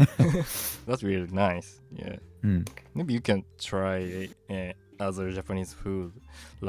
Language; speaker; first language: English; non-native, fluent; Japanese